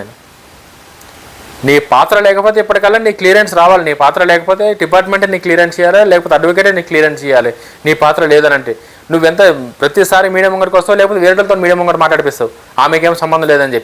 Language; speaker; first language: Telugu; native; Telugu